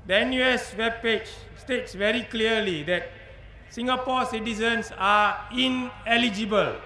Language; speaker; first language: English; non-native, local second language; Tamil